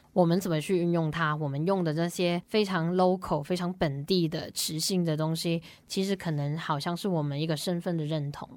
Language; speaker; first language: Chinese; non-native, local second language; Cantonese